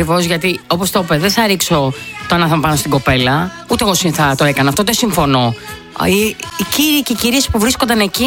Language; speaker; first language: Greek; native; Greek